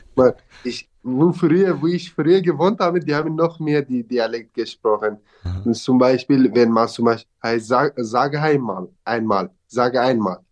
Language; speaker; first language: German; non-native, fluent; Kurdish